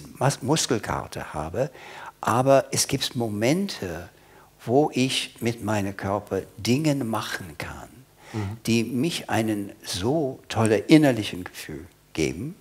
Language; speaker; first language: German; non-native, fluent; English